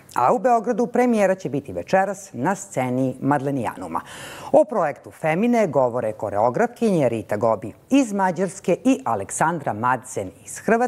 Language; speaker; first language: Serbian; native; Serbian